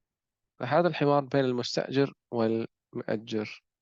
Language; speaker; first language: Arabic; non-native, fluent; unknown